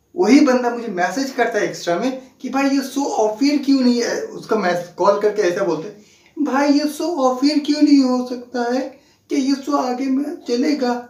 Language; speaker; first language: Hindi; non-native, local second language; Bangla